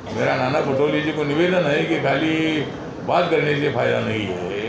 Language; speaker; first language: Hindi; non-native, local second language; Marathi